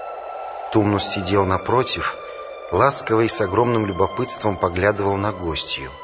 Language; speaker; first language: Russian; native; Russian